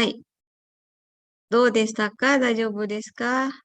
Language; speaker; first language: Japanese; non-native, fluent; Indonesian